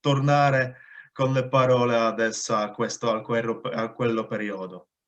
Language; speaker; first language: Italian; non-native, fluent; Polish